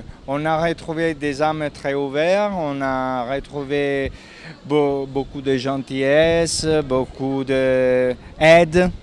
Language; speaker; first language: French; non-native, fluent; Italian